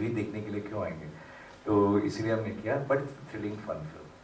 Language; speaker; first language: Hindi; non-native, local second language; Tamil